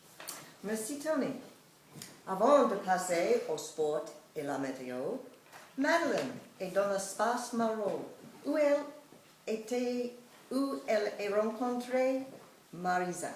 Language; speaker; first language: French; non-native, fluent; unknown